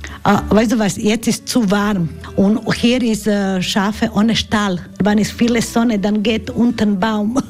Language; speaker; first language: German; non-native, learner; Croatian